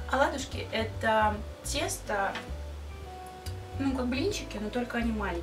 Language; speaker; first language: Russian; native; Russian